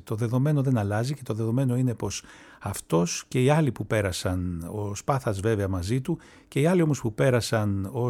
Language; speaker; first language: Greek; native; Greek